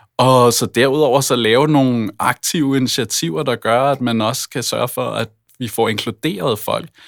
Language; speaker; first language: Danish; native; Danish